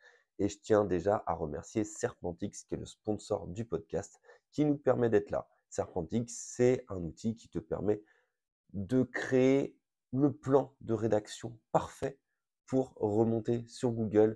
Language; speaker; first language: French; native; French